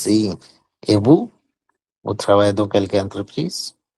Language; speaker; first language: French; non-native, learner; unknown